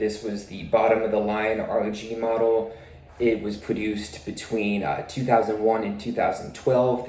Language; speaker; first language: English; native; English